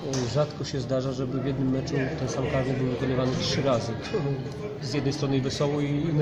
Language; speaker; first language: Polish; native; Polish